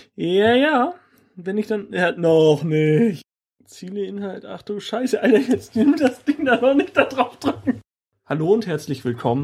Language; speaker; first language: German; native; German